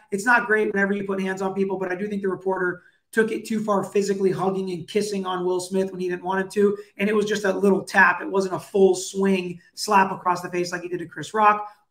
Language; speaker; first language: English; native; English